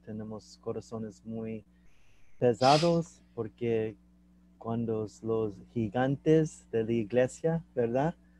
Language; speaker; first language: Spanish; non-native, learner; English